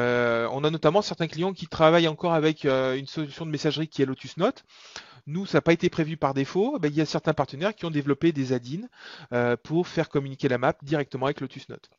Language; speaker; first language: French; native; French